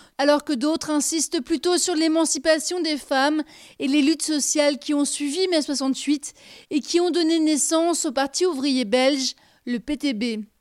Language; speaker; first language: French; non-native, local second language; Luxembourgish